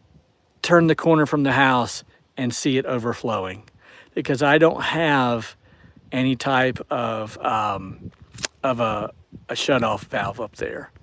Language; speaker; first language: English; native; English